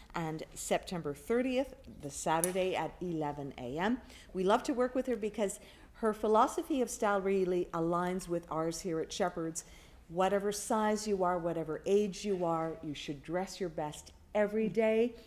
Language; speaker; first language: English; native; English